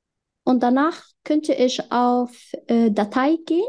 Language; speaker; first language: German; non-native, fluent; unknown